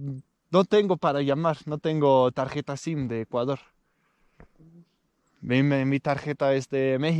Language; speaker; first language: Spanish; non-native, learner; English